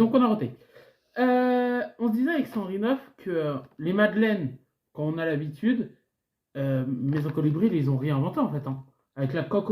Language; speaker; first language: French; native; French